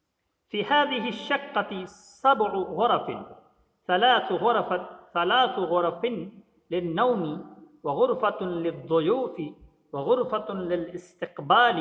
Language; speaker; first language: Arabic; non-native, fluent; Urdu